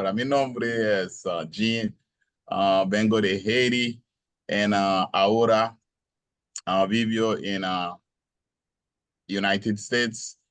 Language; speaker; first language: Spanish; non-native, learner; Haitian Creole